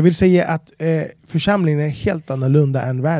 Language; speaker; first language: Swedish; non-native, fluent; Spanish